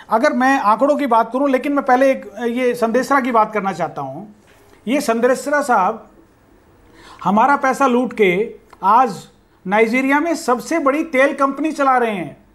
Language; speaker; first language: Hindi; native; Hindi